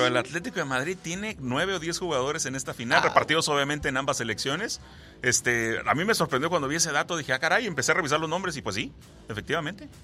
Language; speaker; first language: Spanish; native; Spanish